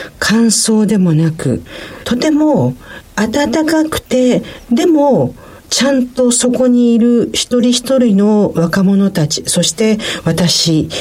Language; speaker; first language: Japanese; native; Japanese